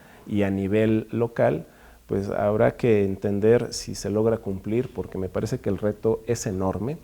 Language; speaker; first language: Spanish; native; Spanish